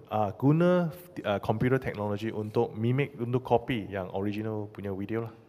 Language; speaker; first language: Malay; non-native, local second language; Chinese